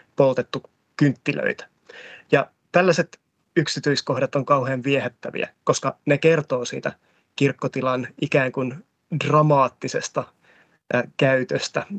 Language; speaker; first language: Finnish; native; Finnish